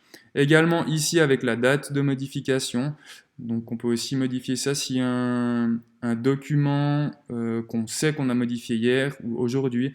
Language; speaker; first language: French; native; French